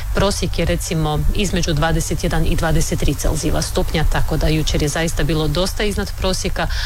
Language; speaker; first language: Croatian; native; Croatian